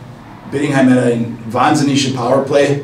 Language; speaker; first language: German; non-native, fluent; English